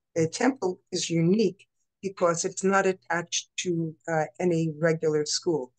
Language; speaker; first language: English; native; English